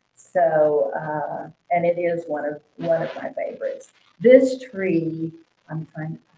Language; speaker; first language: English; native; English